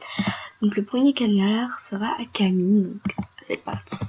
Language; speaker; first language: French; native; French